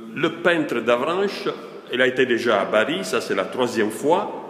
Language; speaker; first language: French; non-native, fluent; Italian